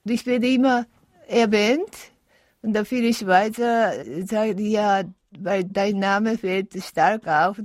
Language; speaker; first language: German; non-native, fluent; Japanese